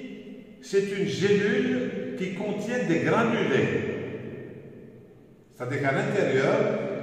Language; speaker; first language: French; non-native, local second language; Arabic